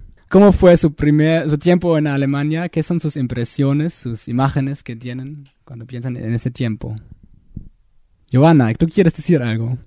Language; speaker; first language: Spanish; non-native, fluent; German